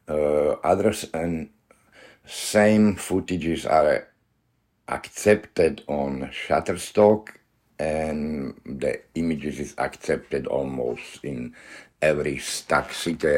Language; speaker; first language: English; non-native, learner; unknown